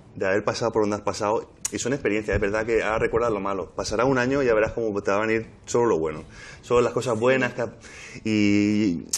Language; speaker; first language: Spanish; native; Spanish